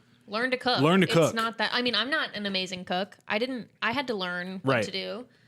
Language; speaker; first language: English; native; English